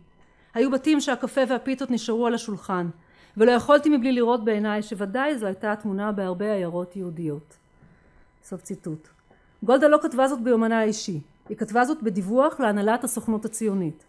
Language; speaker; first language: Hebrew; native; Hebrew